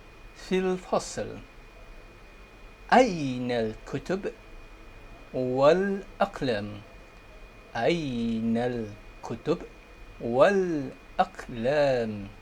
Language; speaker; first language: Arabic; non-native, fluent; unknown